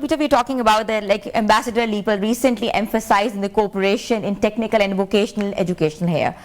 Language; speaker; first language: English; non-native, local second language; Urdu